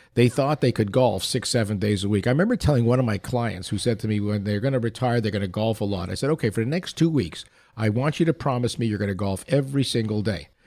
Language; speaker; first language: English; early bilingual, other home language; Yiddish